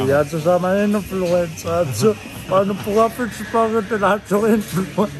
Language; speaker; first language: German; non-native, learner; Polish